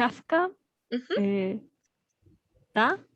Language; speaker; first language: Polish; non-native, learner; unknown